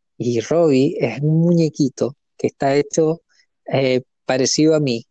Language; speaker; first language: Spanish; native; Spanish